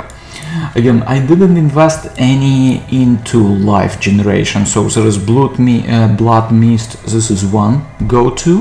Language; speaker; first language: English; non-native, fluent; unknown